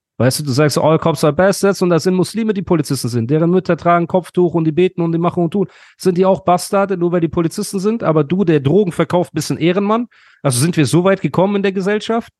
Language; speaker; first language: German; early bilingual, other home language; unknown